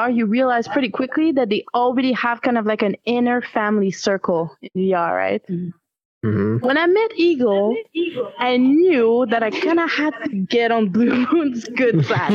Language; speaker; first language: English; non-native, fluent; French